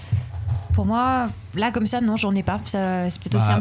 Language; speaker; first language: French; native; French